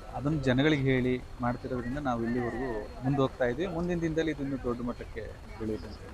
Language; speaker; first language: Kannada; native; Kannada